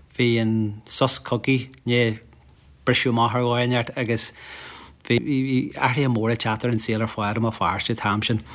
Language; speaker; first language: Irish; non-native, local second language; English